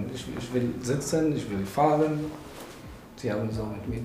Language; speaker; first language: German; non-native, learner; Arabic